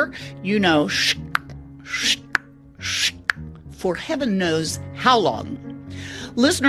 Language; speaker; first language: English; native; English